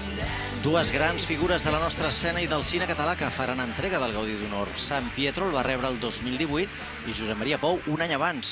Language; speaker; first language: Catalan; native; Catalan